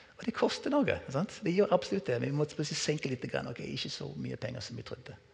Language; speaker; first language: Norwegian; non-native, fluent; English